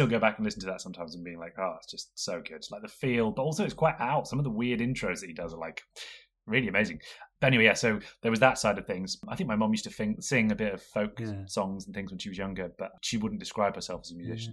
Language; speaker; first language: English; native; English